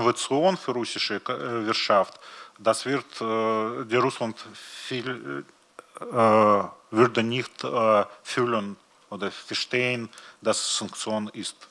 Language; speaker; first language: German; non-native, learner; Russian